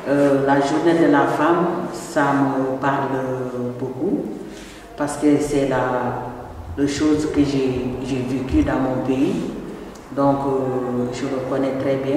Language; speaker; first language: French; non-native, fluent; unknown